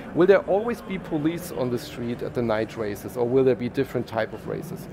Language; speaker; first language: English; non-native, fluent; German